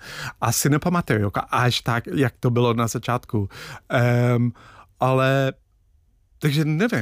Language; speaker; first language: Czech; non-native, fluent; English